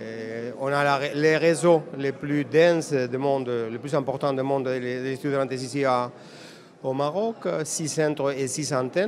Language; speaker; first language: French; non-native, fluent; Spanish